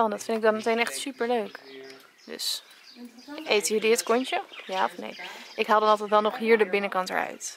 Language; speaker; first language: Dutch; native; Dutch